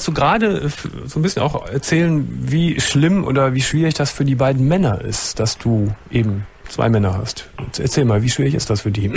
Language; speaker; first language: German; native; German